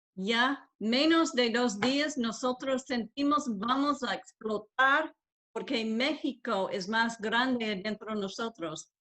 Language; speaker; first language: Spanish; non-native, learner; English